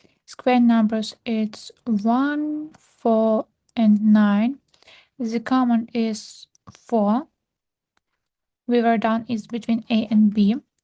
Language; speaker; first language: English; non-native, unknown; Ukrainian